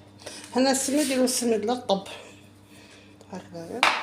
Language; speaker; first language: Arabic; native; Arabic